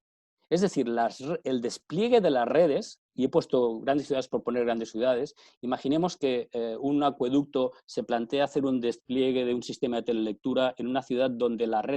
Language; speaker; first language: Spanish; native; Spanish